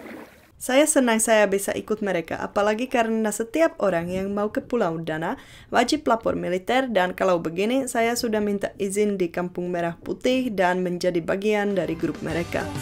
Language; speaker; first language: Indonesian; non-native, fluent; Czech